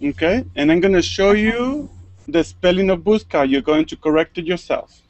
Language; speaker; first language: English; non-native, fluent; Spanish